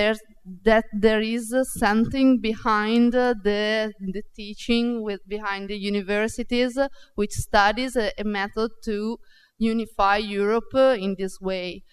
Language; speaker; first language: English; non-native, fluent; Italian